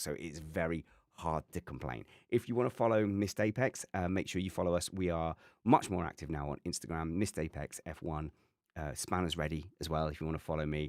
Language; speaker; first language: English; native; English